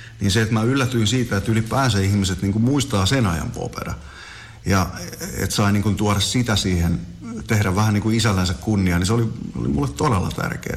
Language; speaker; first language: Finnish; native; Finnish